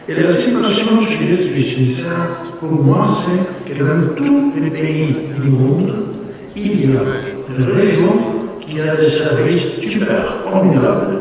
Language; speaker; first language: French; non-native, learner; Spanish